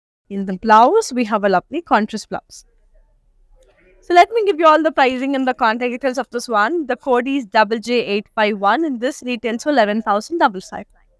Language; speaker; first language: English; non-native, local second language; Telugu